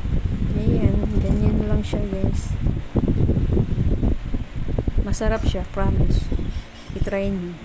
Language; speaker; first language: Filipino; native; Filipino